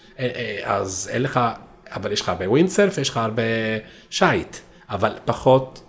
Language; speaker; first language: Hebrew; non-native, fluent; Italian